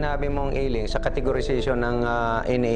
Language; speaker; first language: Filipino; native; Filipino